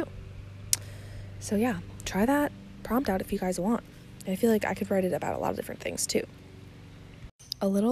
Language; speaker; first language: English; native; English